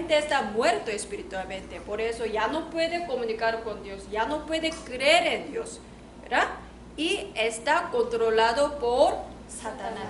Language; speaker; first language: Spanish; non-native, learner; Korean